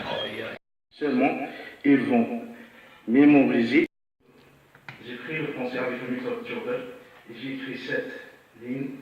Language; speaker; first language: French; non-native, learner; Arabic